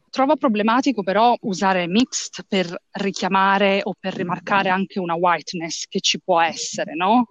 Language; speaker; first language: Italian; early bilingual, other home language; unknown